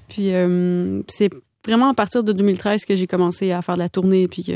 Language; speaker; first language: French; native; French